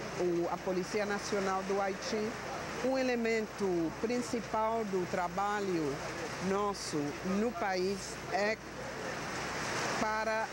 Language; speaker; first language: Portuguese; non-native, fluent; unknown